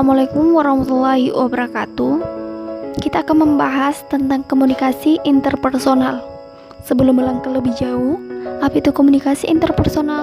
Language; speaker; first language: Indonesian; native; Indonesian